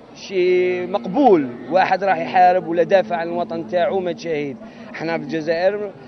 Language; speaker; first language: Arabic; native; Arabic